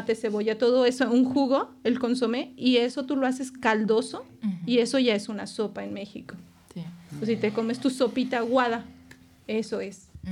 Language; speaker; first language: Spanish; native; Spanish